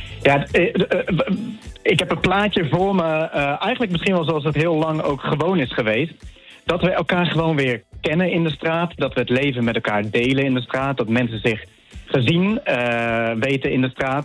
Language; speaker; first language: Dutch; native; Dutch